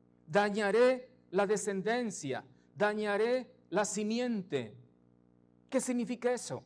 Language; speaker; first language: Spanish; native; Spanish